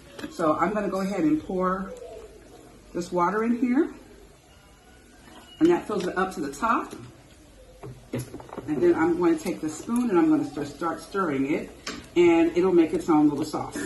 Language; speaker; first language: English; native; English